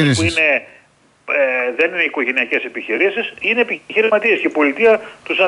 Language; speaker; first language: Greek; native; Greek